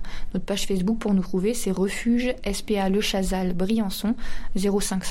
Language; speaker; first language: French; native; French